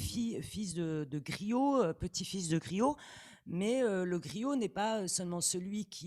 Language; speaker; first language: French; native; French